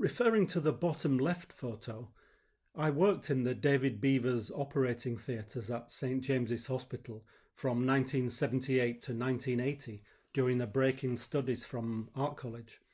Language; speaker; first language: English; native; English